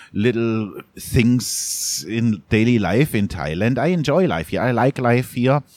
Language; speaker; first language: English; non-native, fluent; German